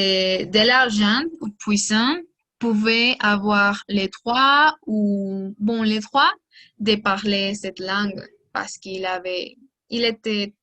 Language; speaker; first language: French; non-native, learner; Spanish